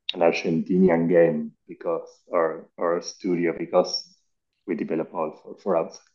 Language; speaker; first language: English; non-native, learner; Spanish